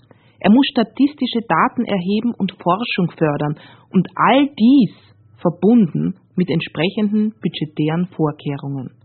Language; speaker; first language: German; native; German